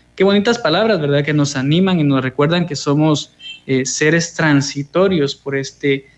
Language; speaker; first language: Spanish; native; Spanish